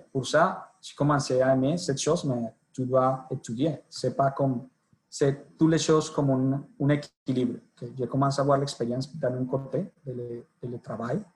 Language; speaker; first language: French; non-native, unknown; Spanish